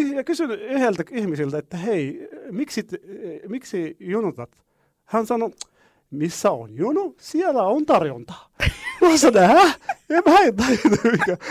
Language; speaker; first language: Finnish; non-native, learner; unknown